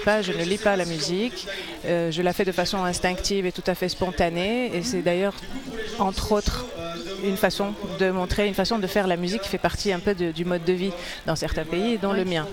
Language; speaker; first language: French; non-native, local second language; Arabic